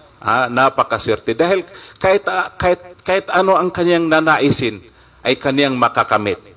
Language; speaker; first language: Filipino; non-native, local second language; Maguindanaon